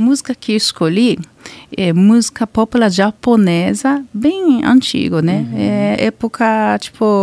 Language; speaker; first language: Portuguese; non-native, learner; Japanese